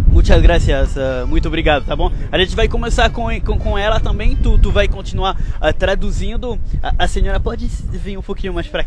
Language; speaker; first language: Portuguese; non-native, fluent; French